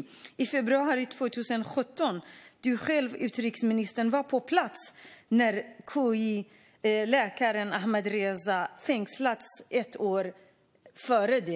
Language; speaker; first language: Swedish; non-native, fluent; Kurdish